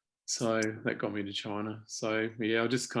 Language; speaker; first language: English; native; English